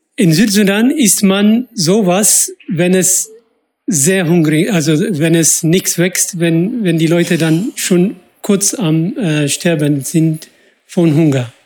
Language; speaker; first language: German; non-native, fluent; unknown